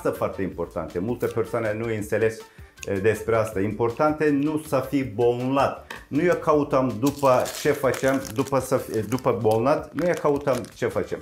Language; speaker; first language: Romanian; non-native, learner; Turkish